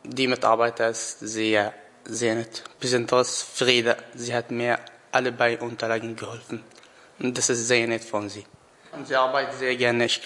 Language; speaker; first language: German; non-native, learner; Arabic